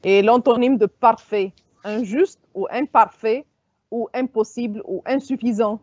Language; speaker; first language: French; non-native, fluent; Arabic